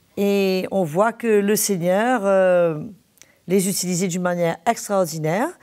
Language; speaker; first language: French; native; French